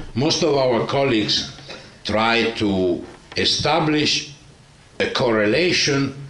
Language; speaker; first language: English; non-native, fluent; Italian